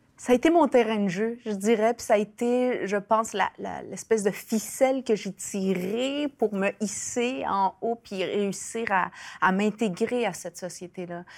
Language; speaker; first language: French; early bilingual, other home language; Spanish